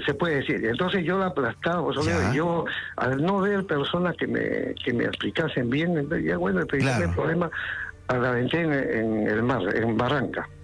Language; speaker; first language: Spanish; native; Spanish